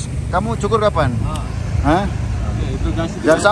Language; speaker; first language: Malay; non-native, local second language; Javanese